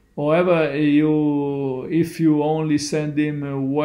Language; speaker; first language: English; non-native, learner; Italian